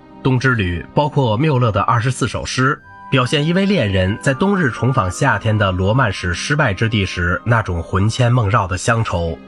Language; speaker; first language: Chinese; native; Chinese